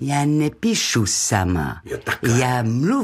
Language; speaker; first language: Czech; non-native, fluent; French